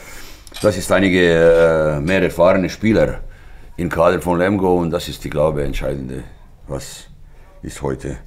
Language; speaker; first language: German; non-native, fluent; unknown